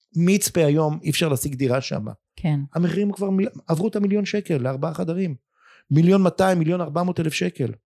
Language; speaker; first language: Hebrew; native; Hebrew